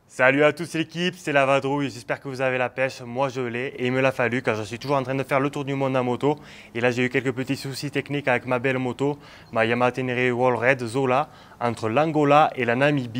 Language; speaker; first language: French; native; French